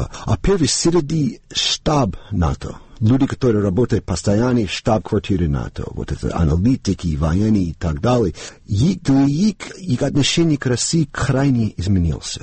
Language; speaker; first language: Russian; non-native, learner; English